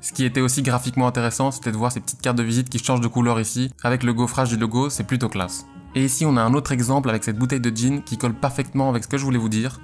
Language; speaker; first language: French; native; French